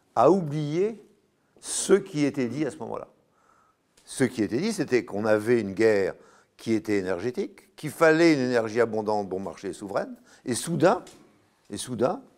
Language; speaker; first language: French; native; French